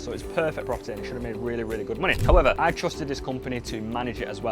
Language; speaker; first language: English; native; English